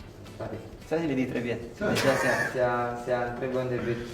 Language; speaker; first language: French; non-native, learner; Italian